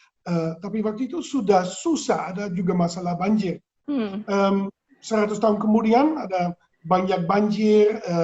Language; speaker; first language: Indonesian; non-native, fluent; Dutch